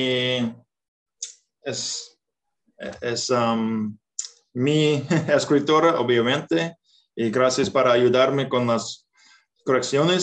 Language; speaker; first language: Spanish; non-native, fluent; English